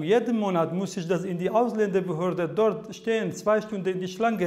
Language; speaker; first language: German; non-native, learner; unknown